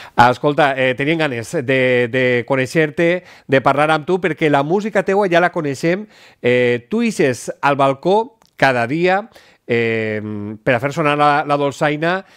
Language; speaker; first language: Catalan; native; Catalan